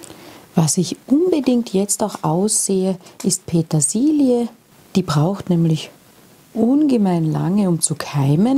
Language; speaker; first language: German; native; German